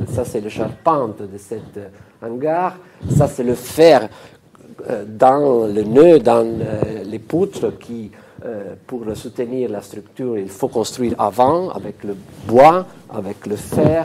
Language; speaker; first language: French; non-native, fluent; Italian